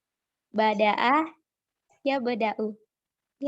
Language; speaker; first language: Arabic; non-native, learner; Indonesian